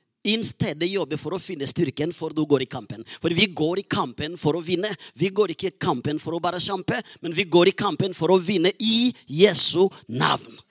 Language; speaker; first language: Norwegian; non-native, fluent; Rundi